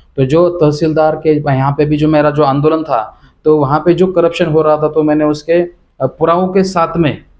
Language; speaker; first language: Hindi; non-native, local second language; Marathi